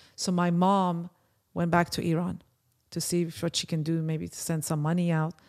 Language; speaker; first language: English; early bilingual, other home language; Persian